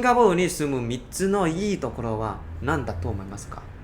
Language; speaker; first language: Japanese; non-native, learner; Cantonese